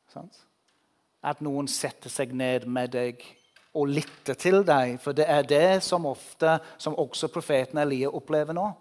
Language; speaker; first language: Norwegian; non-native, fluent; English